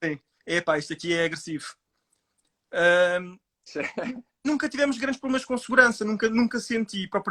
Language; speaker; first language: Portuguese; native; Portuguese